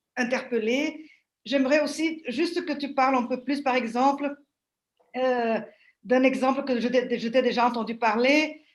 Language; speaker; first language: French; non-native, fluent; Portuguese